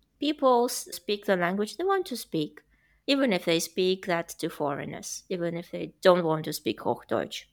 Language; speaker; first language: English; non-native, fluent; Russian